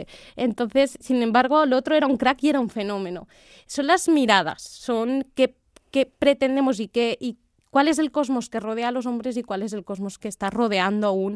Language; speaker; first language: Spanish; native; Spanish